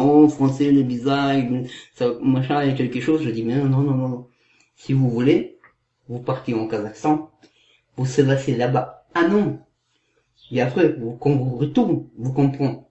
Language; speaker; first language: French; non-native, learner; Kazakh